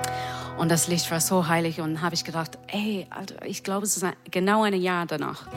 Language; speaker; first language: German; non-native, fluent; English